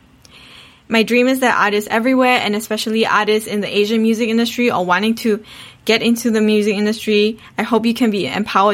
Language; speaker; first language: English; native; English